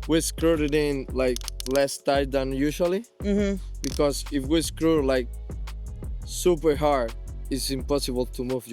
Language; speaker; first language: English; non-native, fluent; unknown